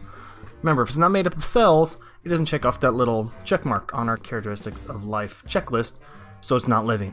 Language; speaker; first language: English; native; English